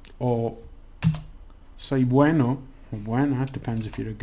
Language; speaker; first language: Spanish; non-native, learner; English